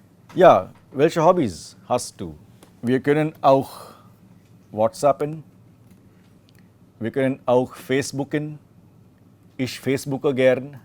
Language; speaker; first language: German; non-native, fluent; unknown